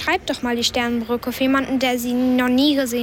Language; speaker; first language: German; native; German